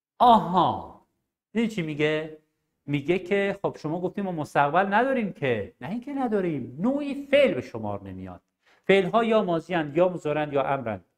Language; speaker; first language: Persian; non-native, local second language; Arabic